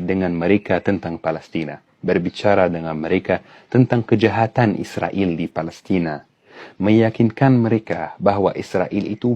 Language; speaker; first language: Indonesian; non-native, fluent; Arabic